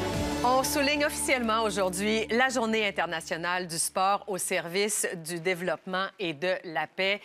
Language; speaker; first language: French; native; French